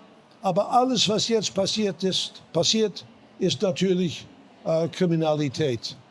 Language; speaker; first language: German; non-native, fluent; English